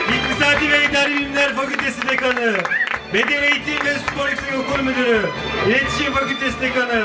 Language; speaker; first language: Turkish; native; Turkish